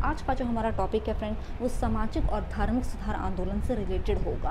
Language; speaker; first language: Hindi; native; Hindi